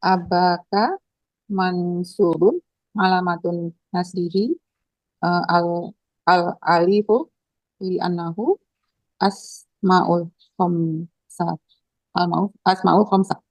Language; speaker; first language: Arabic; non-native, learner; Indonesian